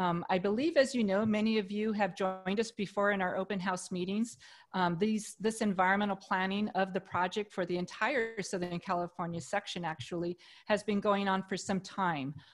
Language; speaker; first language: English; native; English